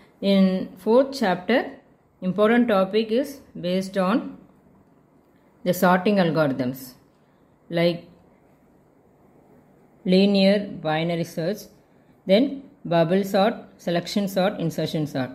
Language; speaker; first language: English; non-native, local second language; Tamil